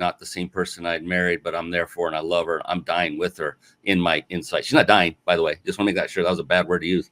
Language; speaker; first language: English; native; English